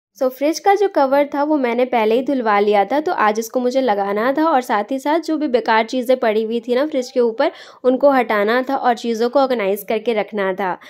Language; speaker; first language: Hindi; native; Hindi